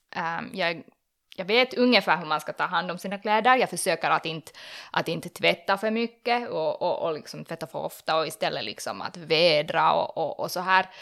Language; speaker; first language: Swedish; native; Swedish